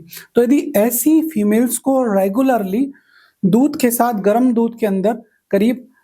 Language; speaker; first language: Hindi; native; Hindi